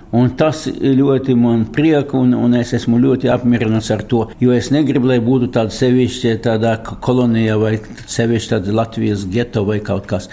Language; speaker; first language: Latvian; non-native, local second language; Russian